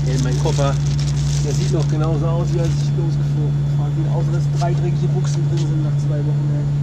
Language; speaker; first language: German; native; German